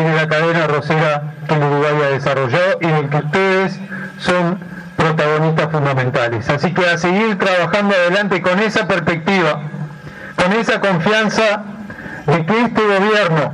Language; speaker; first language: Spanish; native; Spanish